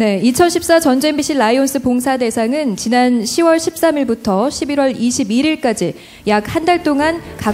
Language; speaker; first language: Korean; native; Korean